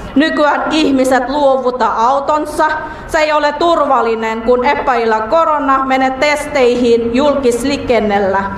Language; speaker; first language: Finnish; non-native, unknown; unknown